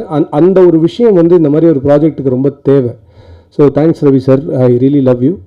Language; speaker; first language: Tamil; native; Tamil